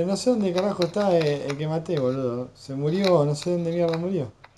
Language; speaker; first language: Spanish; native; Spanish